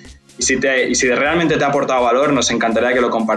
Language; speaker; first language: Spanish; native; Spanish